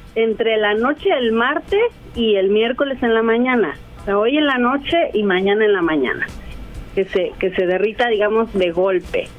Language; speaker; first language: Spanish; native; Spanish